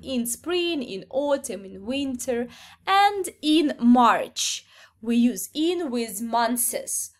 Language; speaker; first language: English; non-native, fluent; Ukrainian